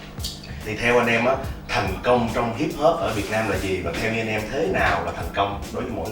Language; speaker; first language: Vietnamese; native; Vietnamese